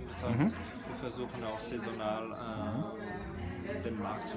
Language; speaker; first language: German; non-native, fluent; French